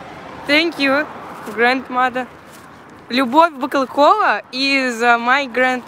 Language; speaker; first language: English; non-native, learner; Russian